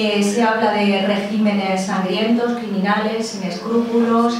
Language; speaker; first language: Spanish; native; Spanish